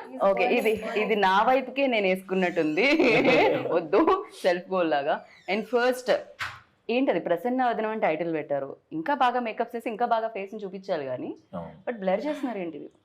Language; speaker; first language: Telugu; native; Telugu